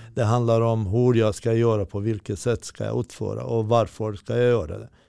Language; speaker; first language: Swedish; non-native, learner; Bosnian